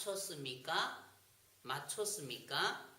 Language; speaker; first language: Korean; non-native, fluent; Chinese